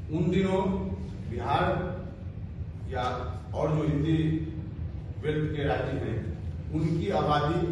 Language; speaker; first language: Hindi; native; Hindi